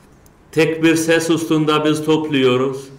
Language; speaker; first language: Turkish; non-native, learner; Urdu